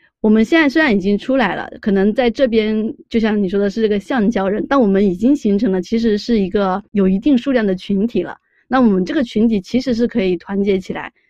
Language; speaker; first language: Chinese; native; Chinese